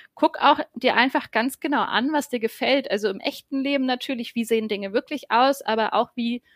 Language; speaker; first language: German; native; German